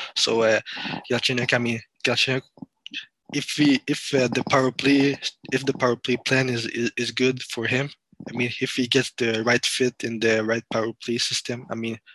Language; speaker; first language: English; non-native, fluent; French